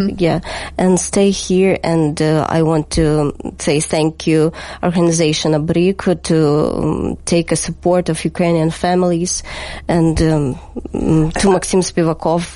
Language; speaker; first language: English; non-native, learner; Ukrainian